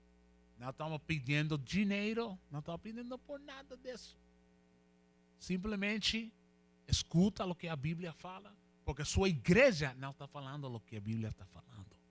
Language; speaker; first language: Portuguese; non-native, learner; Spanish